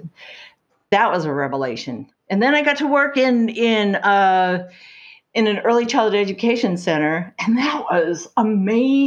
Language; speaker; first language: English; native; English